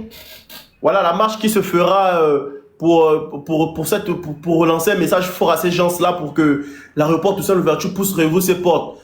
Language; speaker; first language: French; native; French